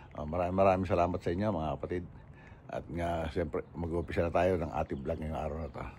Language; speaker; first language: Filipino; native; Filipino